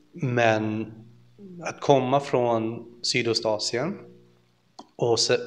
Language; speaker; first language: Swedish; early bilingual, other home language; Filipino